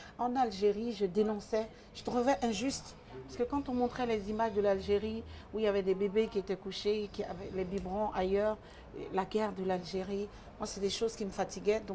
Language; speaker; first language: French; early bilingual, other home language; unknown